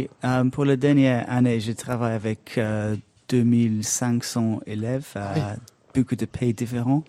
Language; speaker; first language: French; non-native, learner; English